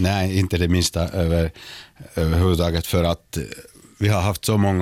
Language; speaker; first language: Swedish; non-native, local second language; Finnish